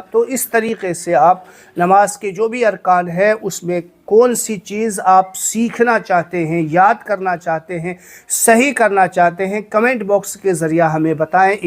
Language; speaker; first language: Urdu; native; Urdu